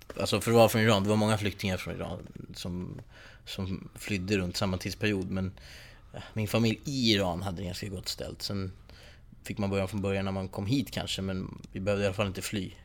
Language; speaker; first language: Swedish; early bilingual, other home language; Persian